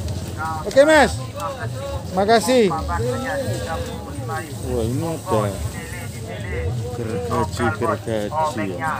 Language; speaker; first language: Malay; non-native, local second language; Javanese